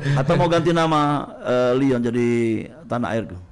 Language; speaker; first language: Indonesian; native; Indonesian